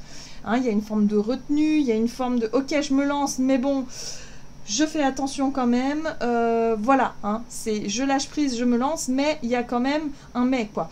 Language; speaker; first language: French; native; French